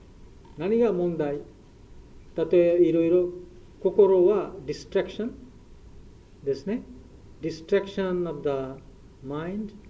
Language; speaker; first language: Japanese; non-native, learner; Bangla